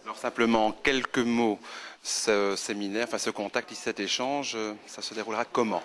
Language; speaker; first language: French; native; French